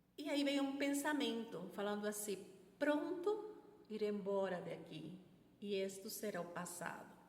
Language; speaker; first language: Portuguese; non-native, fluent; Spanish